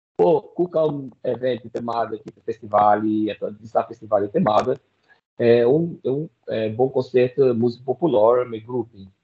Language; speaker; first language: Albanian; non-native, learner; Portuguese